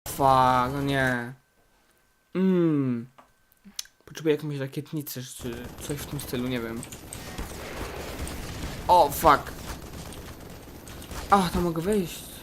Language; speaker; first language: Polish; native; Polish